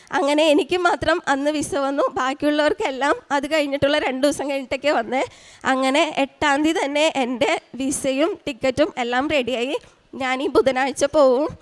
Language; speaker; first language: Malayalam; native; Malayalam